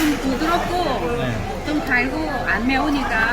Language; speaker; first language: Korean; non-native, learner; Vietnamese